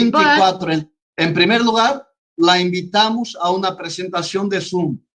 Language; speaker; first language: Spanish; non-native, fluent; Portuguese